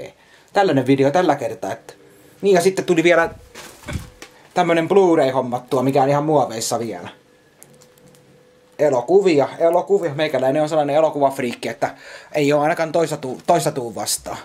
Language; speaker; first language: Finnish; native; Finnish